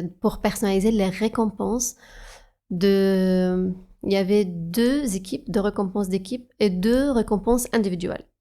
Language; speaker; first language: French; non-native, fluent; Arabic